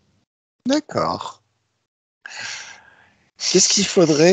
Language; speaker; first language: French; native; French